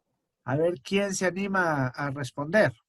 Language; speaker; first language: Spanish; native; Spanish